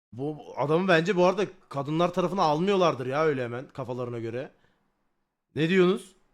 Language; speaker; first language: Turkish; native; Turkish